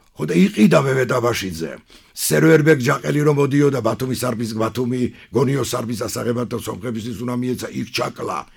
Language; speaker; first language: Georgian; non-native, local second language; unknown